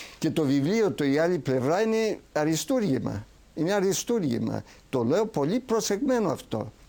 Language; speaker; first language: Greek; early bilingual, heritage; Greek